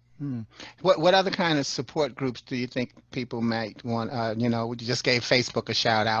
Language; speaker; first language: English; native; English